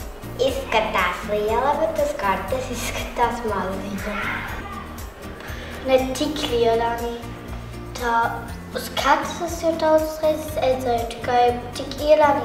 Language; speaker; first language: Latvian; early bilingual, heritage; Latvian